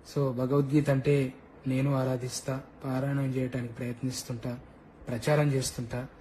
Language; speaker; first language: Telugu; native; Telugu